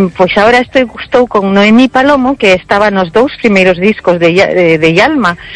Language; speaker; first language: Galician; early bilingual, heritage; Galician